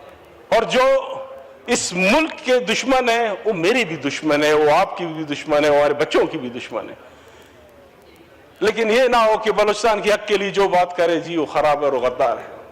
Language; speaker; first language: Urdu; non-native, local second language; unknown